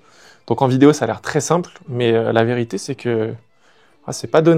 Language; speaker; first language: French; native; French